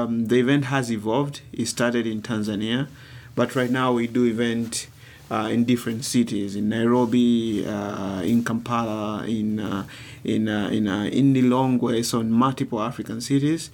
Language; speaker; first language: English; non-native, local second language; Swahili